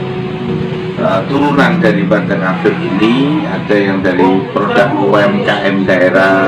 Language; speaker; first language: Indonesian; native; Indonesian